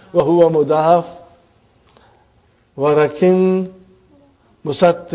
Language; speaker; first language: Arabic; non-native, fluent; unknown